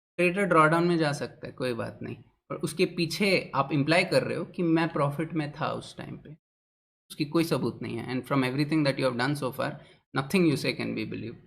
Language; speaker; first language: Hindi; non-native, local second language; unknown